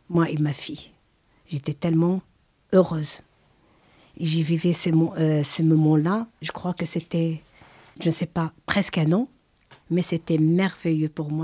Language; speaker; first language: French; non-native, learner; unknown